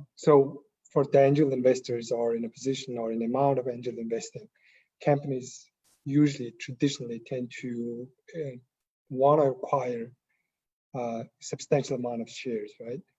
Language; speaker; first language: English; non-native, fluent; Mongolian